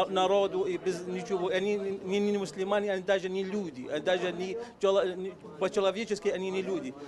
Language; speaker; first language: Russian; non-native, fluent; Arabic